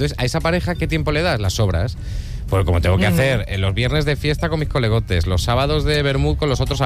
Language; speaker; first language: Spanish; native; Spanish